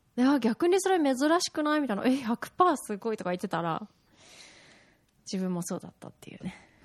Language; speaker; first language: Japanese; early bilingual, heritage; Japanese